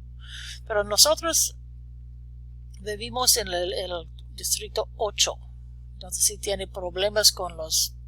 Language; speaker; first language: Spanish; non-native, learner; English